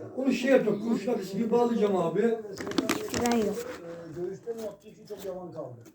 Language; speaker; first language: Turkish; native; Turkish